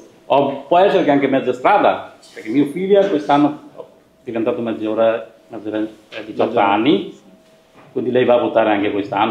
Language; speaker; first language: Italian; non-native, learner; Bangla